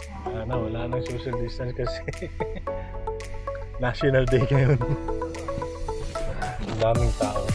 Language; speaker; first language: Filipino; non-native, local second language; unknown